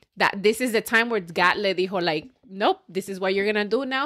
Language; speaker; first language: English; early bilingual, other home language; Spanish